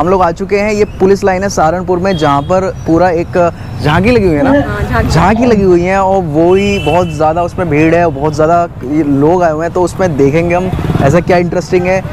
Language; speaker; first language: Hindi; native; Hindi